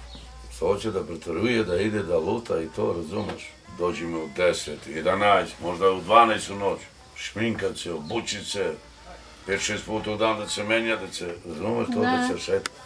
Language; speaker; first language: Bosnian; non-native, local second language; Romany